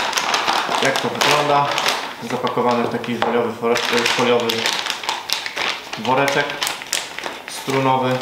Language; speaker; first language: Polish; native; Polish